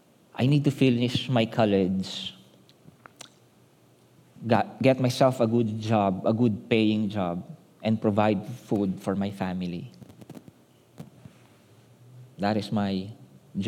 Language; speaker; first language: English; non-native, local second language; Filipino